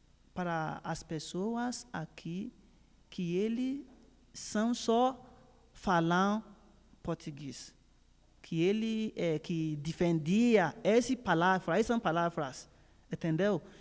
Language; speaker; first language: Portuguese; non-native, learner; Yoruba